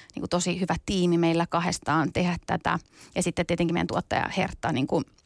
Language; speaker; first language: Finnish; early bilingual, other home language; Kurdish